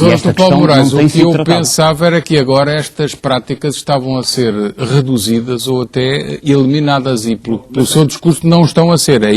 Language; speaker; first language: Portuguese; native; Portuguese